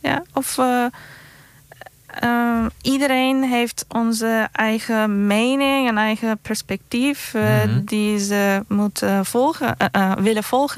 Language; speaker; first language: Dutch; non-native, fluent; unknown